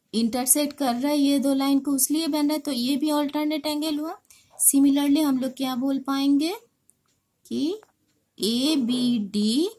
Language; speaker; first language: Hindi; non-native, local second language; Bangla